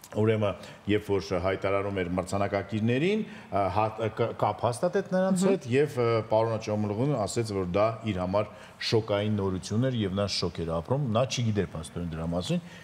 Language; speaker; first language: Armenian; native; Armenian